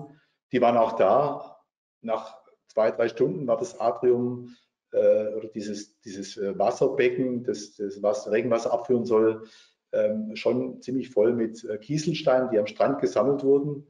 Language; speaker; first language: German; native; German